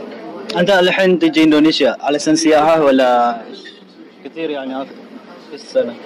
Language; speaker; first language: Arabic; non-native, learner; Indonesian